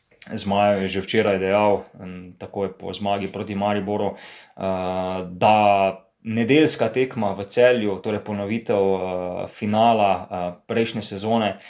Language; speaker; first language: Slovenian; native; Slovenian